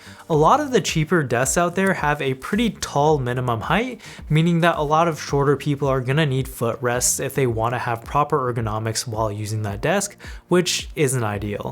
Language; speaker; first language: English; native; English